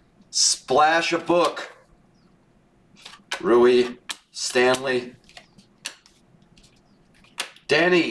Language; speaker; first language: English; native; English